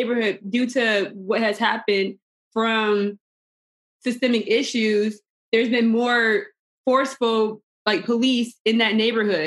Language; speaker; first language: English; native; English